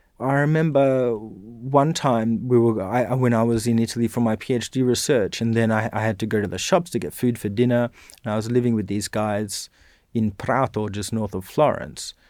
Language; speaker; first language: English; native; English